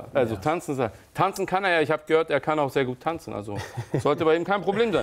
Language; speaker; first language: German; early bilingual, other home language; Turkish